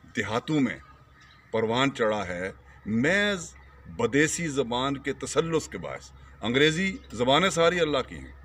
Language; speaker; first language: Urdu; non-native, local second language; Pahari-Potwari